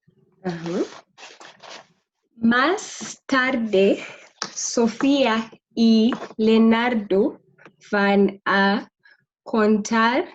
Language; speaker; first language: Spanish; non-native, learner; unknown